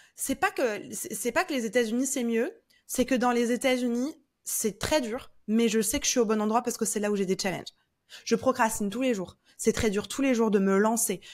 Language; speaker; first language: French; native; French